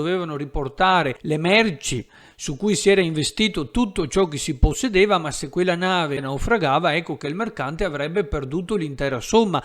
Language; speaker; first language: Italian; native; Italian